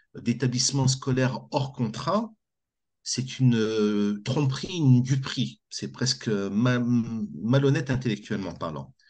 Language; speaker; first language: French; native; French